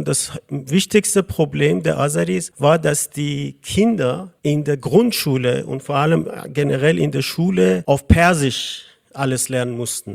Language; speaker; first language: German; non-native, fluent; Persian